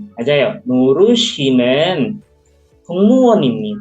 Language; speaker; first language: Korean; non-native, learner; Indonesian